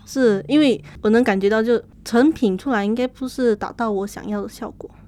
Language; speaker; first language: Chinese; native; Chinese